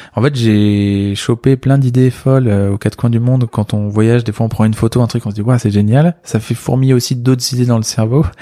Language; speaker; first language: French; native; French